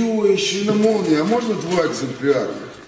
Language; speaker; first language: Russian; native; Russian